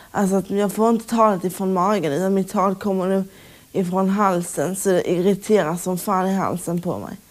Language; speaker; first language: Swedish; native; Swedish